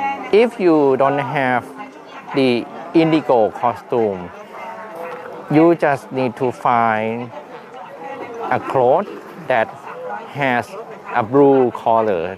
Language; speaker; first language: English; non-native, fluent; Thai